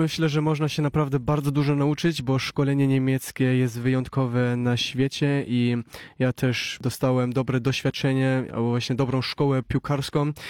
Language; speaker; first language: Polish; early bilingual, heritage; Polish